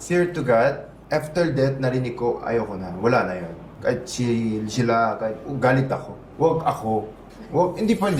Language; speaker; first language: Filipino; non-native, learner; Korean